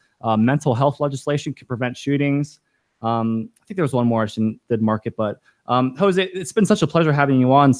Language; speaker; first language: English; native; English